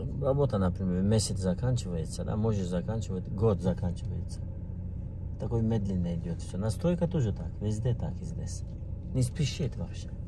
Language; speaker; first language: Russian; non-native, learner; Turkish